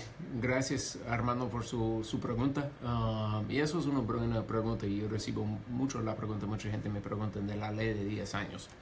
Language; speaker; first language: Spanish; non-native, fluent; English